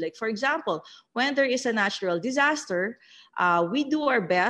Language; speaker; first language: English; non-native, local second language; Filipino